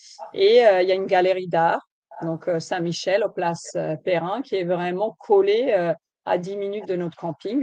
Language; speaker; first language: French; native; French